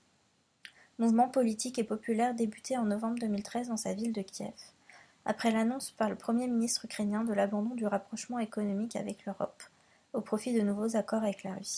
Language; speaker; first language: French; native; French